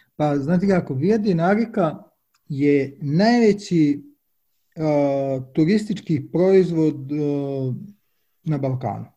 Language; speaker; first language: Serbian; native; Serbian